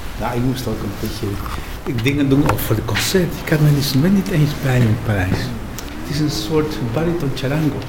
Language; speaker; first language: Dutch; non-native, fluent; Spanish